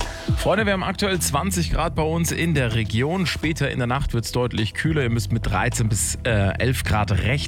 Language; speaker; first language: German; native; German